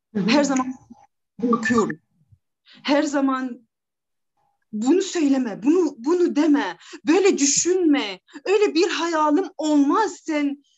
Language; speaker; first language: Turkish; non-native, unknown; Arabic